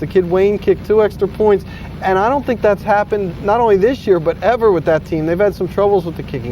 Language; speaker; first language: English; native; English